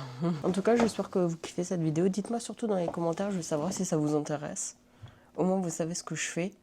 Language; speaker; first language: French; native; French